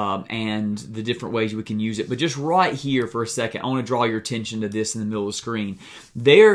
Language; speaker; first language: English; native; English